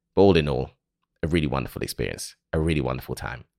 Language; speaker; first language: English; native; English